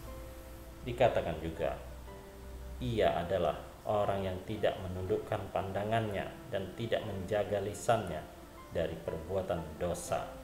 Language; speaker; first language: Indonesian; native; Indonesian